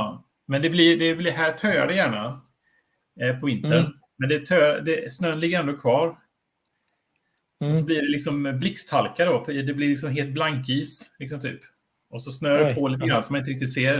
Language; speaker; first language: Swedish; native; Swedish